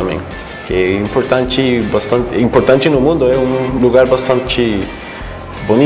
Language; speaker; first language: Portuguese; non-native, fluent; Spanish